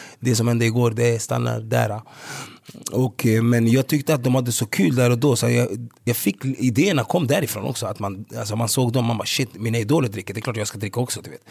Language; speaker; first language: Swedish; early bilingual, other home language; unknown